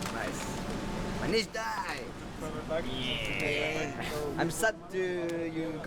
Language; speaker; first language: English; non-native, learner; French